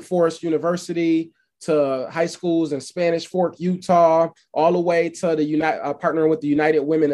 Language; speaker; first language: English; native; English